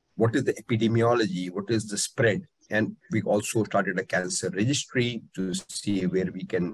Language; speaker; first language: English; non-native, local second language; Hindi